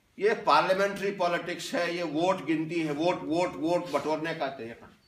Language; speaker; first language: Hindi; non-native, local second language; Kashmiri